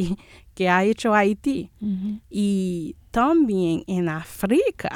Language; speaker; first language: Spanish; non-native, fluent; Haitian Creole